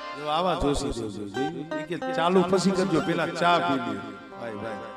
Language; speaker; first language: Gujarati; native; Gujarati